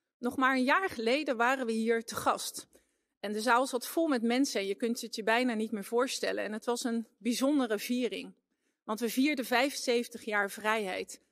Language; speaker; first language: Dutch; native; Dutch